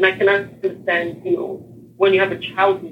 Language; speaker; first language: English; non-native, local second language; Shona